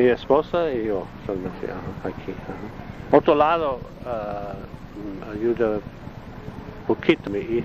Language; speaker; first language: Spanish; non-native, learner; Italian